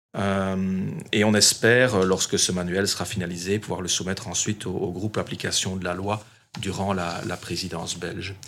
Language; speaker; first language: French; native; French